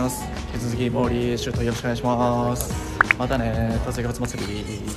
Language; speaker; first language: Japanese; native; Japanese